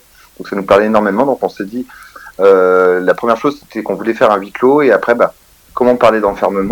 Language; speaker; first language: French; native; French